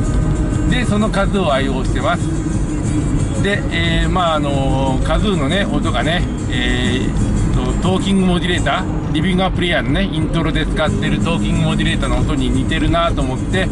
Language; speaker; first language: Japanese; native; Japanese